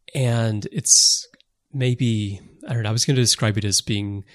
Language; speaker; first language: English; native; English